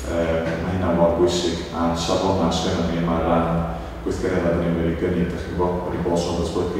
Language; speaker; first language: Welsh; native; Welsh